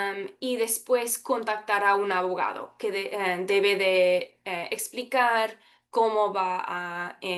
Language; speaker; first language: Spanish; early bilingual, heritage; Spanish